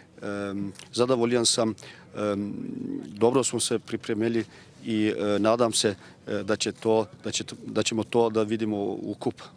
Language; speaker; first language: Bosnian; non-native, learner; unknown